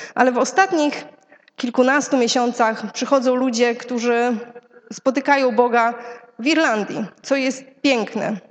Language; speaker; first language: Polish; native; Polish